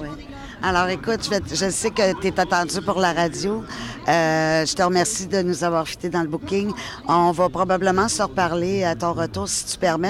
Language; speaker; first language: French; native; French